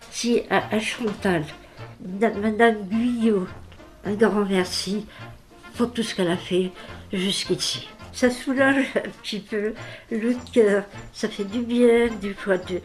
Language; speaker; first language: French; native; French